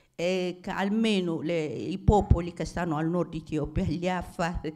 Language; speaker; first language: Italian; non-native, fluent; Amharic